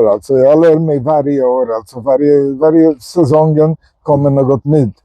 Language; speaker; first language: Swedish; non-native, fluent; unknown